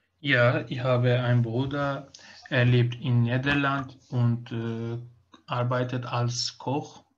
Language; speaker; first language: German; non-native, learner; Turkish